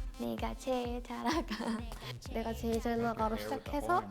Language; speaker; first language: Korean; non-native, fluent; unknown